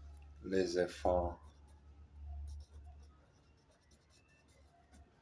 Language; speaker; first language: French; non-native, learner; Portuguese